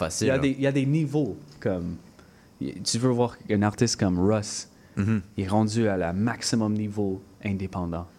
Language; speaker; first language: French; non-native, local second language; English